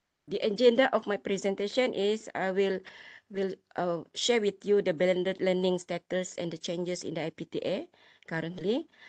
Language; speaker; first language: English; non-native, local second language; Malay